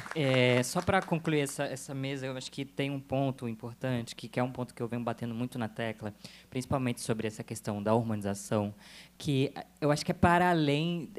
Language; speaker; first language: Portuguese; native; Portuguese